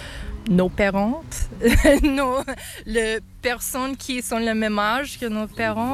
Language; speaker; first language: French; non-native, learner; English